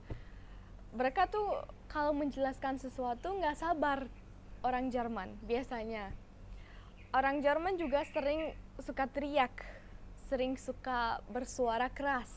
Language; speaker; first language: Indonesian; non-native, fluent; German